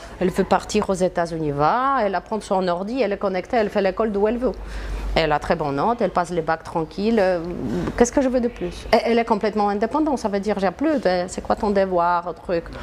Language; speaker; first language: French; non-native, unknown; Polish